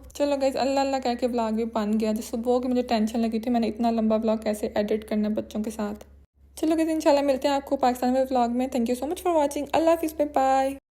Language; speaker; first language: Urdu; non-native, local second language; Punjabi